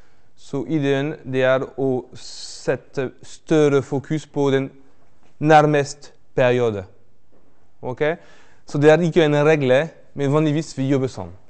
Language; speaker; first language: Norwegian; non-native, fluent; French